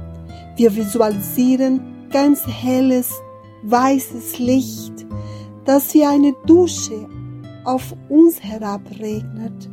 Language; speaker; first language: German; non-native, fluent; Portuguese